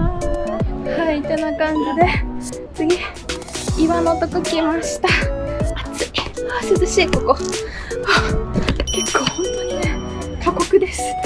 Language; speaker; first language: Japanese; native; Japanese